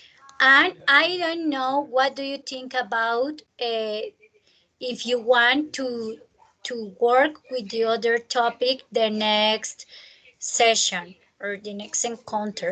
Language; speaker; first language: English; non-native, fluent; Spanish